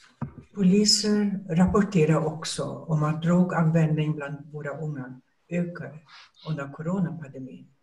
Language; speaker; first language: Swedish; non-native, fluent; German